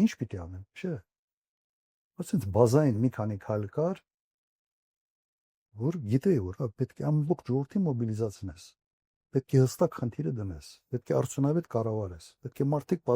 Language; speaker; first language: Armenian; native; Armenian